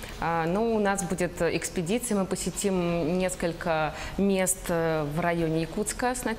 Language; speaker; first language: Russian; native; Russian